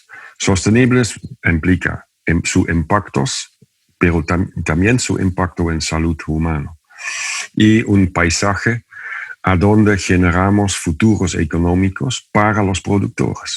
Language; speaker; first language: Spanish; non-native, fluent; Dutch